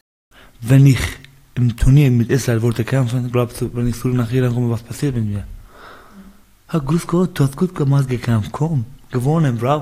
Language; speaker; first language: German; non-native, learner; Persian